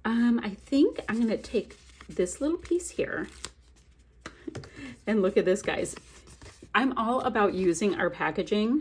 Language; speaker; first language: English; native; English